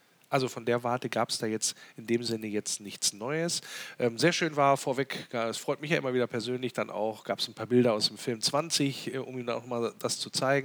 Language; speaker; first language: German; native; German